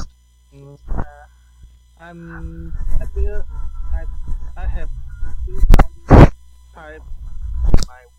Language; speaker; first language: English; non-native, learner; Chinese